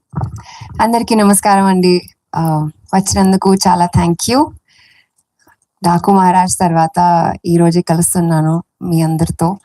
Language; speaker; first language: Telugu; non-native, fluent; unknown